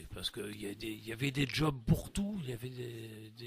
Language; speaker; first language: French; native; French